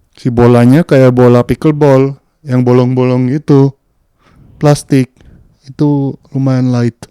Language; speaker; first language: Indonesian; early bilingual, heritage; Indonesian